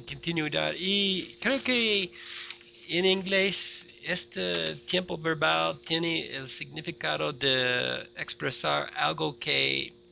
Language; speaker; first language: Spanish; non-native, fluent; English